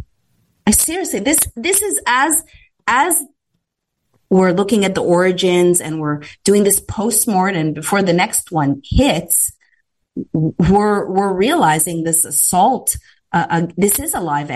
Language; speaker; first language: English; native; English